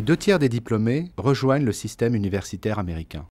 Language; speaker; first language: French; native; French